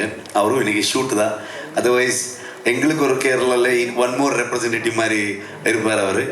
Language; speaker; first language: Tamil; non-native, local second language; Kannada